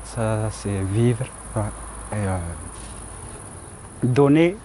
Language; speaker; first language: French; non-native, local second language; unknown